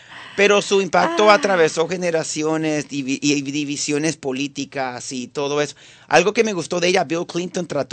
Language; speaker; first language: Spanish; early bilingual, heritage; Spanish